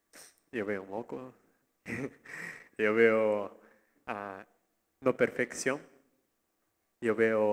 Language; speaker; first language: Spanish; non-native, learner; Russian